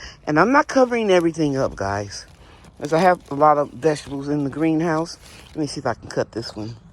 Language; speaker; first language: English; native; English